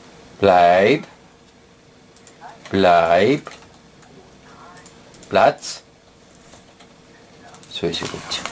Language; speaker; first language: German; native; German